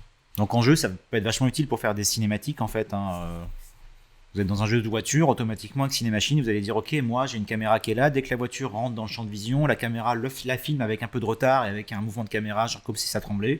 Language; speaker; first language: French; native; French